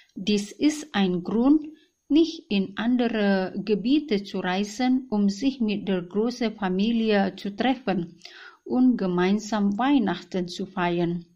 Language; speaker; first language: German; non-native, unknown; Indonesian